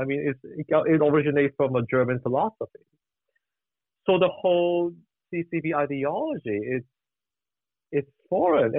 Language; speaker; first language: English; non-native, local second language; Cantonese